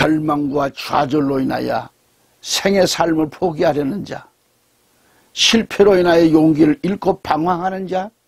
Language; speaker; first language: Korean; native; Korean